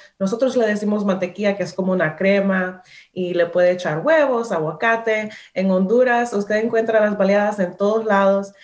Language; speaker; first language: Spanish; early bilingual, heritage; Spanish